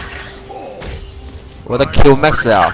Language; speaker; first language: Chinese; native; Chinese